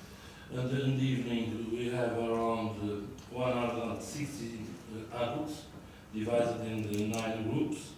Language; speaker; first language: English; non-native, learner; Portuguese